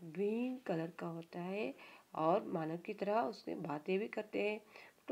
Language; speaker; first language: Hindi; non-native, local second language; Kannada